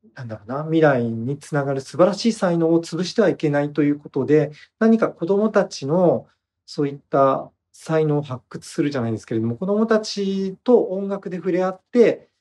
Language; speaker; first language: Japanese; native; Japanese